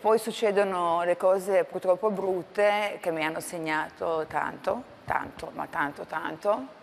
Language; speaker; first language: Italian; non-native, fluent; Croatian